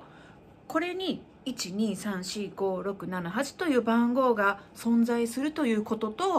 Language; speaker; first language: Japanese; native; Japanese